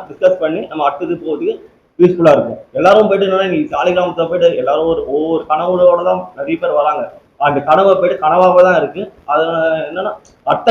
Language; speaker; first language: Tamil; native; Tamil